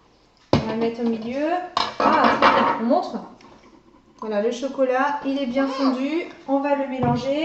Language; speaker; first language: French; native; French